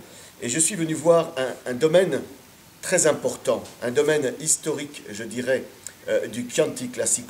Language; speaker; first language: French; native; French